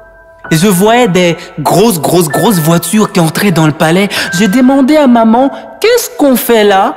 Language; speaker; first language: French; non-native, local second language; Haitian Creole